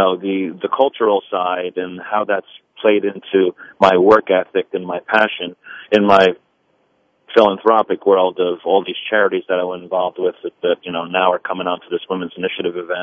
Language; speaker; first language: English; early bilingual, other home language; Italian